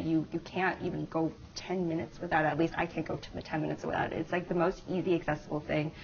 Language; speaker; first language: English; native; English